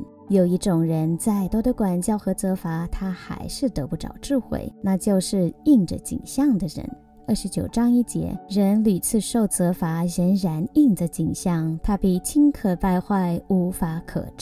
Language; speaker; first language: Chinese; native; Chinese